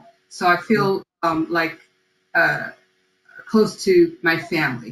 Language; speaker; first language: English; early bilingual, other home language; Spanish